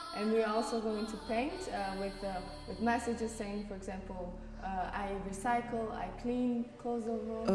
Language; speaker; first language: English; non-native, fluent; Portuguese